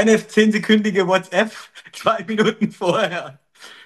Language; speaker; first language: German; native; German